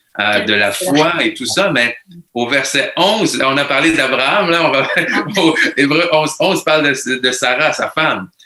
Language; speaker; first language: French; native; French